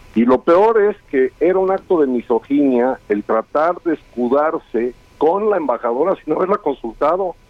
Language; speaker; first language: Spanish; native; Spanish